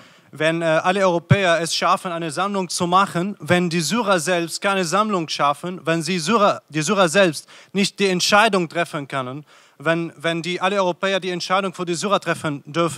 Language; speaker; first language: German; non-native, fluent; Arabic